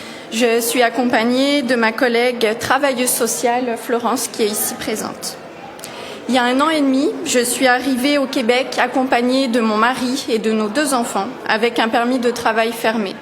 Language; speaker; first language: French; native; French